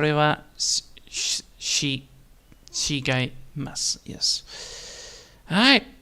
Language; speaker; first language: Japanese; non-native, learner; English